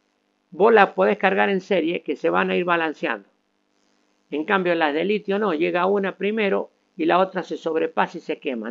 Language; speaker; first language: Spanish; native; Spanish